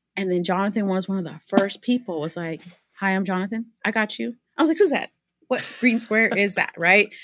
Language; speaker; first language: English; early bilingual, other home language; Spanish